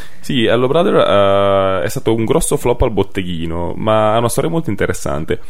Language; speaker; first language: Italian; native; Italian